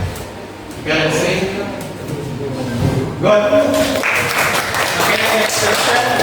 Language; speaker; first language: English; non-native, fluent; Indonesian